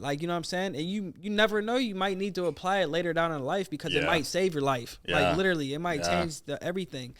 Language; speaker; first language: English; native; English